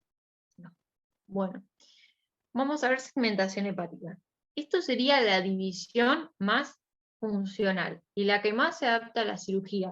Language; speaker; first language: Spanish; native; Spanish